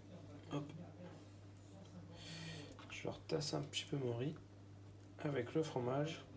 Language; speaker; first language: French; native; French